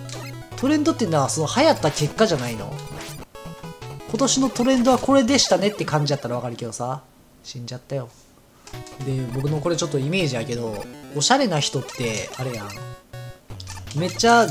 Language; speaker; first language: Japanese; native; Japanese